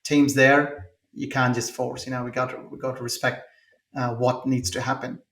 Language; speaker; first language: English; non-native, local second language; Telugu